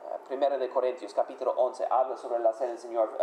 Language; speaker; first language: Spanish; non-native, fluent; English